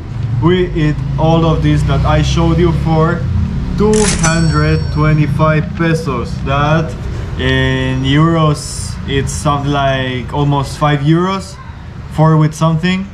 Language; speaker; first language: English; non-native, fluent; Spanish